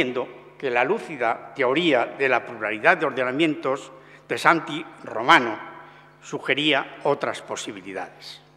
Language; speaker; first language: Spanish; native; Spanish